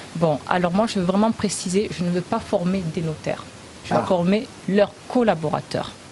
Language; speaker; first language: French; early bilingual, other home language; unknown